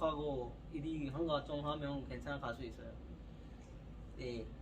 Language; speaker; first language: Korean; non-native, learner; Urdu